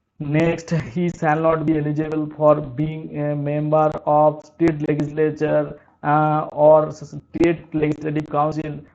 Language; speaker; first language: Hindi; non-native, local second language; Bangla